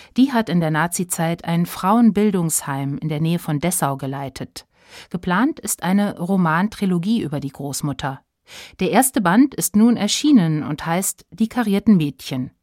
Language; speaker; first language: German; native; German